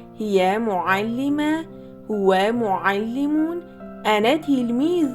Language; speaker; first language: Arabic; non-native, fluent; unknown